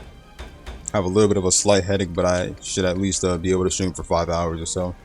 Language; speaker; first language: English; native; English